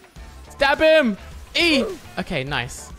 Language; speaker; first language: English; native; English